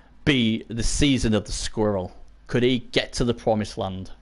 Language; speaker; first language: English; native; English